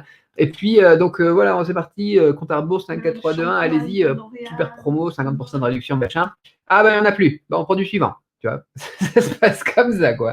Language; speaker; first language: French; native; French